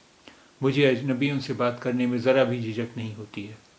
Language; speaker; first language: Hindi; native; Hindi